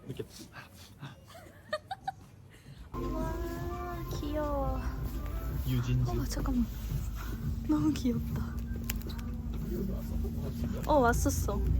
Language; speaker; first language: Korean; non-native, fluent; Turkish